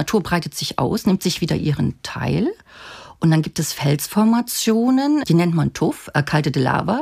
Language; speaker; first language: German; native; German